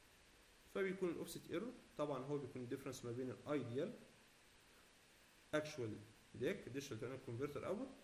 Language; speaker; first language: Arabic; native; Arabic